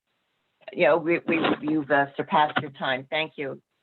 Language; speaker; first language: English; native; English